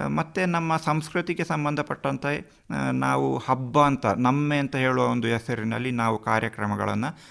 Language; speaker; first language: Kannada; non-native, local second language; Kodava